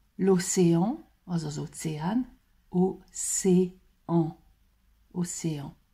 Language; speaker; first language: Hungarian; native; Hungarian